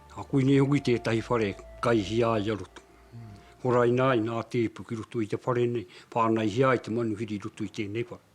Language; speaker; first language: Māori; native; Māori